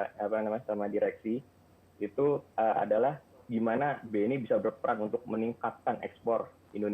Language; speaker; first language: Indonesian; native; Indonesian